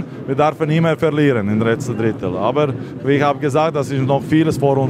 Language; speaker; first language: German; non-native, learner; Latvian